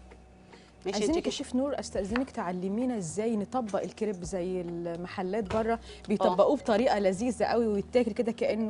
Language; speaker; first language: Arabic; native; Arabic